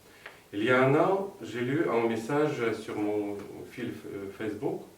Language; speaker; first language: French; non-native, fluent; Russian